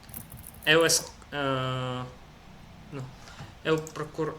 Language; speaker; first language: Portuguese; non-native, learner; Russian